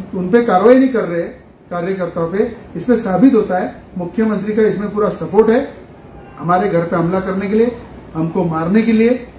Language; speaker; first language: Hindi; non-native, local second language; Marathi